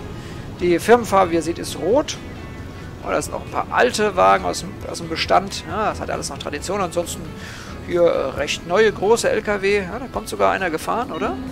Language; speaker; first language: German; native; German